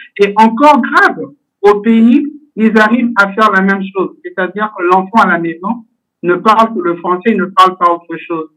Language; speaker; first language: French; native; French